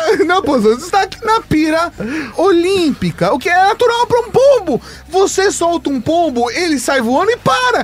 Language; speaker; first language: Portuguese; native; Portuguese